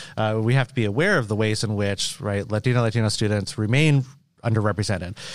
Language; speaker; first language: English; native; English